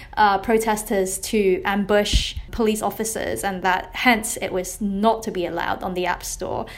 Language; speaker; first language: English; non-native, local second language; Cantonese